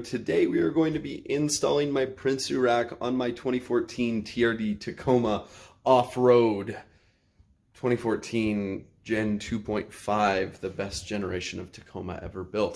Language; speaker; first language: English; native; English